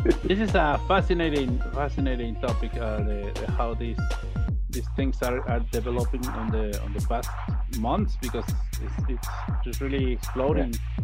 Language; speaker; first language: English; non-native, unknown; Spanish